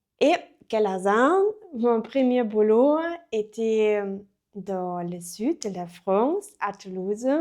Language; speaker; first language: French; non-native, learner; German